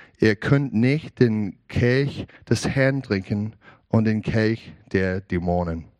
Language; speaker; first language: German; non-native, learner; English